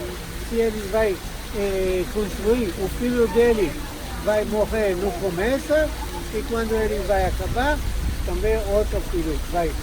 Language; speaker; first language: Portuguese; non-native, learner; Hebrew